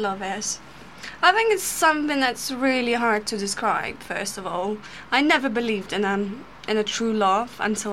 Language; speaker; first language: English; non-native, fluent; Polish